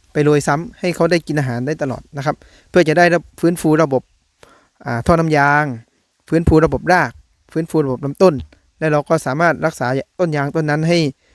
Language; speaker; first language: Thai; native; Thai